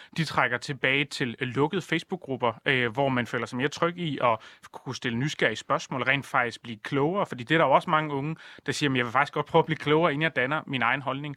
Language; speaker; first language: Danish; native; Danish